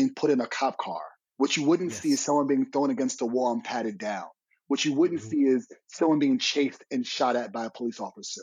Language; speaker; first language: English; native; English